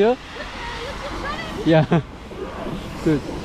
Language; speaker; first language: English; non-native, learner; Chinese